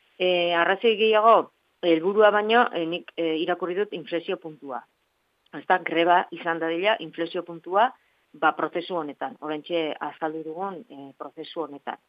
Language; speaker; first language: Basque; native; Basque